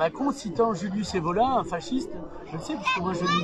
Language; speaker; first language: French; native; French